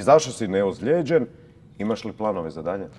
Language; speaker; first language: Croatian; native; Croatian